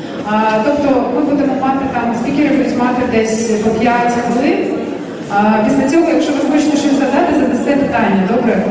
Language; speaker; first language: Ukrainian; native; Ukrainian